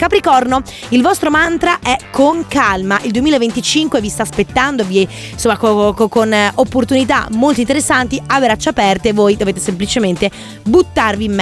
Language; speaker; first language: Italian; native; Italian